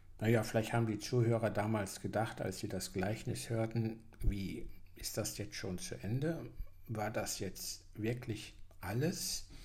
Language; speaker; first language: German; native; German